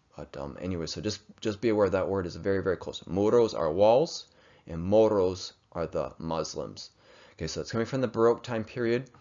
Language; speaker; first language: English; native; English